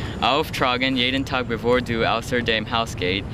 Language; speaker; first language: German; non-native, learner; English